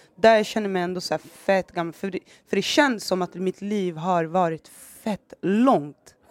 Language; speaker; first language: Swedish; early bilingual, other home language; Somali